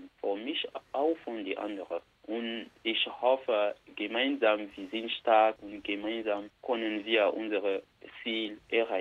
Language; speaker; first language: German; non-native, learner; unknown